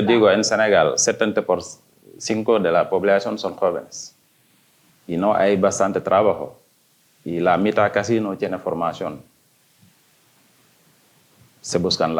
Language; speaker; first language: Spanish; non-native, fluent; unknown